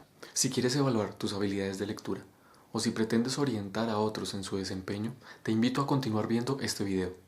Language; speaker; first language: Spanish; native; Spanish